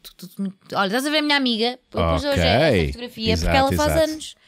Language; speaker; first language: Portuguese; native; Portuguese